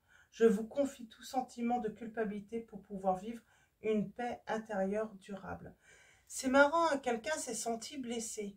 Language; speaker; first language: French; native; French